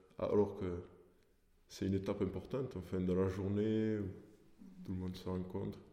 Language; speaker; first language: French; early bilingual, other home language; Portuguese